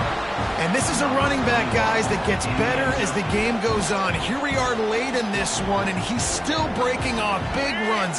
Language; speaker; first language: English; native; English